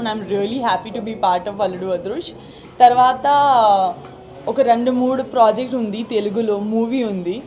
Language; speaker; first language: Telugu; non-native, learner; Gujarati